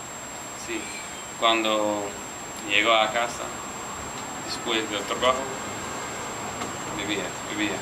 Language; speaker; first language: Spanish; non-native, learner; English